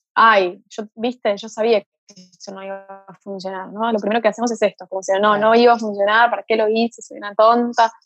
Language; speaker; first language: Spanish; early bilingual, other home language; Portuguese